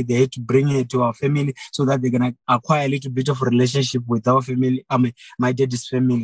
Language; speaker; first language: English; non-native, local second language; Shona